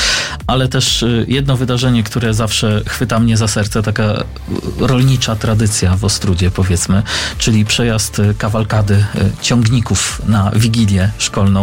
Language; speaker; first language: Polish; native; Polish